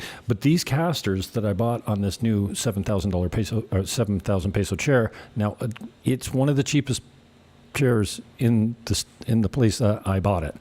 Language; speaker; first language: English; native; English